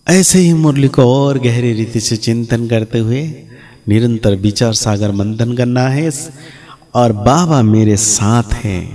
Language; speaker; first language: Hindi; native; Hindi